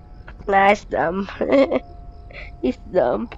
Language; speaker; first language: English; non-native, local second language; Filipino